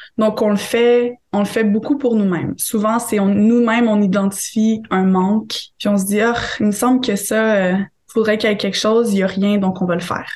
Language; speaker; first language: French; native; French